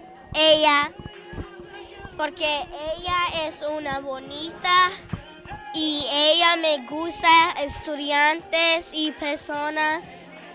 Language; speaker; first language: Spanish; non-native, learner; English